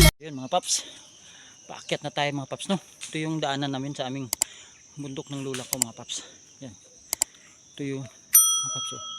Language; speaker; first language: Filipino; non-native, local second language; Cebuano